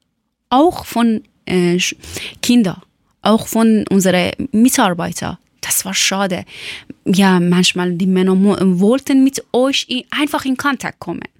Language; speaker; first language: German; non-native, learner; Persian